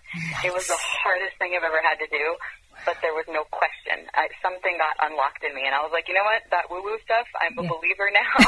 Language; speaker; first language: English; non-native, fluent; Hebrew